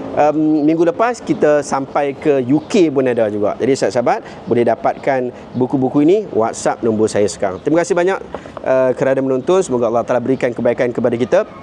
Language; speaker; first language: Malay; native; Malay